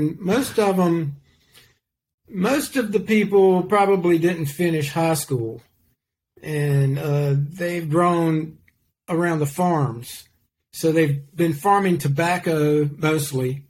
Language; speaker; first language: English; native; English